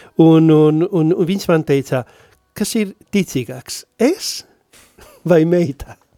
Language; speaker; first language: Latvian; non-native, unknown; Spanish